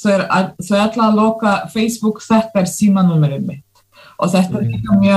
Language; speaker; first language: Icelandic; non-native, fluent; Russian